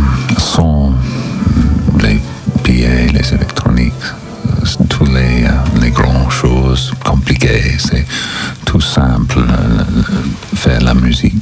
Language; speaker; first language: French; non-native, learner; English